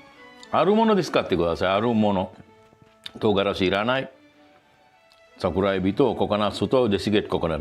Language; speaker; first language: Japanese; non-native, fluent; Sinhala